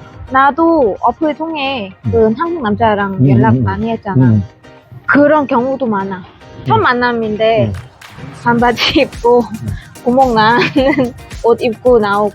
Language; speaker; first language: Korean; non-native, fluent; Vietnamese